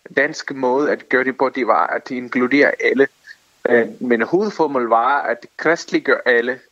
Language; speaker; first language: Danish; non-native, fluent; Tamil